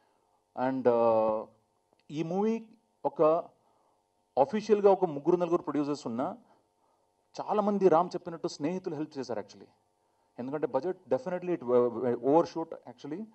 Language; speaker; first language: Telugu; non-native, fluent; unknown